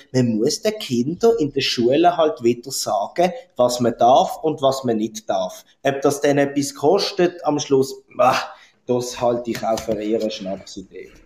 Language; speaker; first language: German; native; German